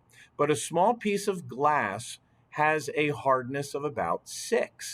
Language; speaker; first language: English; native; English